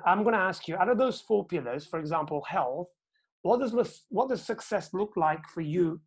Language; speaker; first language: English; non-native, fluent; Portuguese